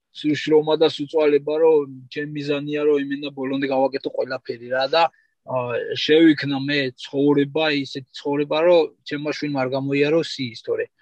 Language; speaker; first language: Georgian; native; Georgian